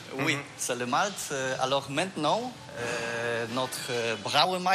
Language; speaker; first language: French; non-native, learner; Polish